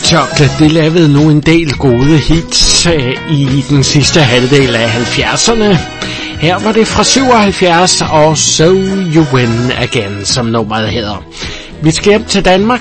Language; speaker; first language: Danish; native; Danish